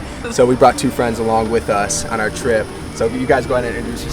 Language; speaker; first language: English; native; English